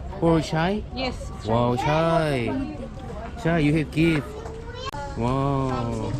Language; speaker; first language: English; non-native, learner; Korean